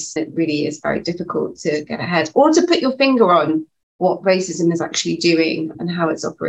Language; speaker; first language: English; native; English